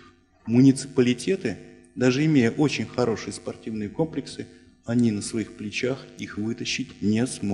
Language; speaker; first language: Russian; native; Russian